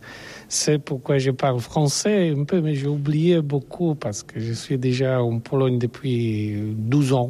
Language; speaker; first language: French; non-native, learner; Polish